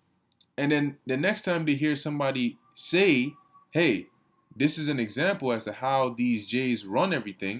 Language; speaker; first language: English; native; English